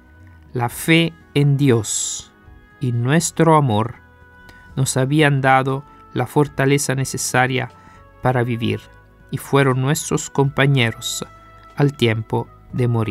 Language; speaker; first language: Spanish; non-native, fluent; Italian